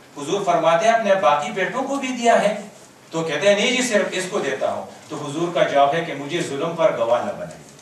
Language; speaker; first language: Urdu; non-native, local second language; Pashto